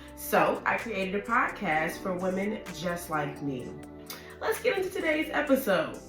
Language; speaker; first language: English; native; English